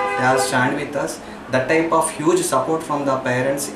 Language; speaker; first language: English; non-native, local second language; Telugu